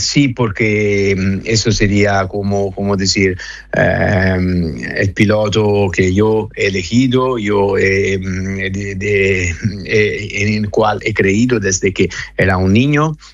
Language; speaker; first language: Spanish; non-native, fluent; Italian